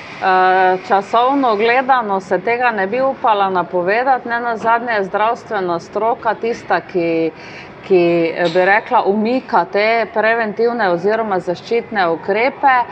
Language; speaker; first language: Slovenian; native; Slovenian